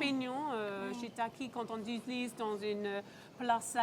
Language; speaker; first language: French; non-native, local second language; English